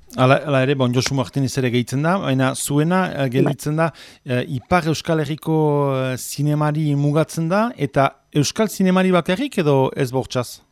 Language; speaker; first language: Basque; native; Basque